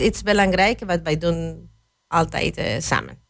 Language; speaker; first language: Dutch; non-native, fluent; Spanish